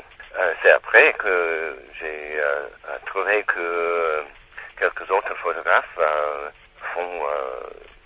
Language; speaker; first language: French; non-native, learner; Czech